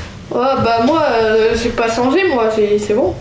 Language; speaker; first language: French; native; French